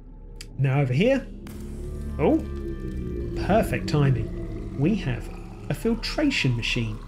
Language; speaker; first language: English; native; English